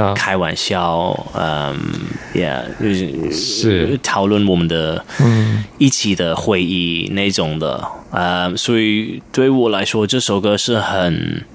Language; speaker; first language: Chinese; non-native, learner; English